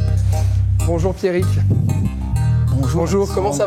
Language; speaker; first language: French; native; French